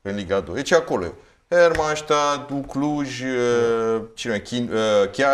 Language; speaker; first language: Romanian; native; Romanian